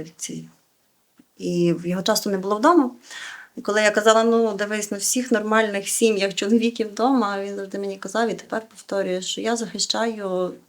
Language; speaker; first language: Ukrainian; native; Ukrainian